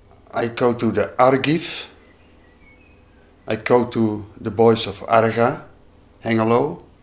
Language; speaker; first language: English; non-native, learner; Dutch